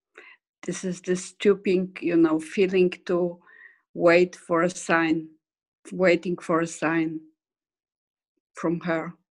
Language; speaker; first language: English; non-native, fluent; Polish